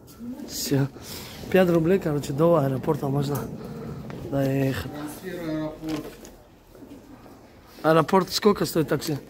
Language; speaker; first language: Russian; non-native, learner; Tajik